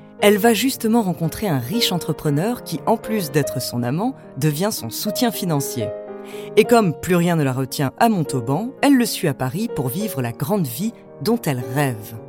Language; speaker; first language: French; native; French